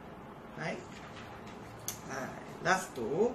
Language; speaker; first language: Japanese; non-native, learner; Korean